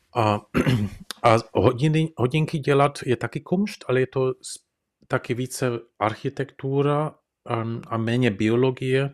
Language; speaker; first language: Czech; early bilingual, heritage; Czech